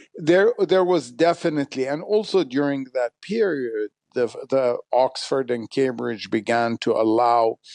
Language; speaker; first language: English; non-native, fluent; Arabic